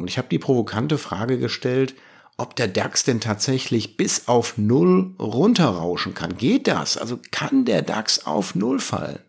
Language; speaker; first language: German; native; German